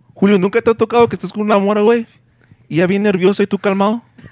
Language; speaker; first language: Spanish; early bilingual, heritage; Spanish